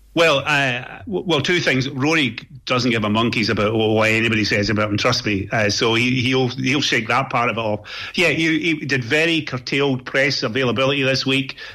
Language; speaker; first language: English; native; English